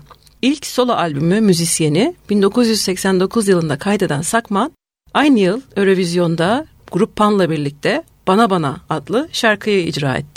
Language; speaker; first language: Turkish; native; Turkish